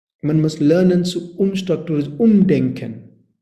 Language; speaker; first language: German; non-native, learner; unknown